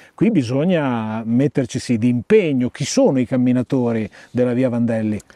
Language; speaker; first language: Italian; native; Italian